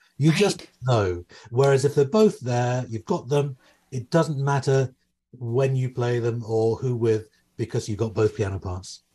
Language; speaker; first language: English; native; English